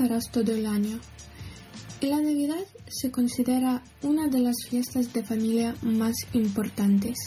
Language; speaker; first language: Spanish; non-native, learner; Ukrainian